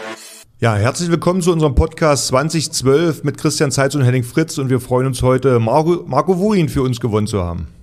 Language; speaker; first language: German; native; German